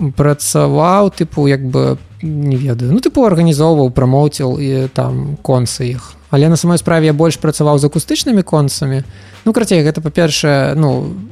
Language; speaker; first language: Belarusian; non-native, local second language; Russian